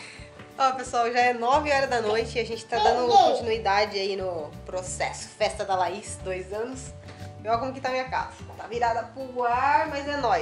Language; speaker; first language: Portuguese; native; Portuguese